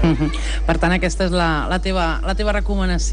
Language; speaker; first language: Catalan; native; Catalan